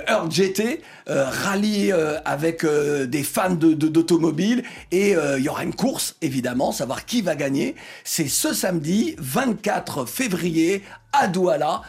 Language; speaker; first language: French; native; French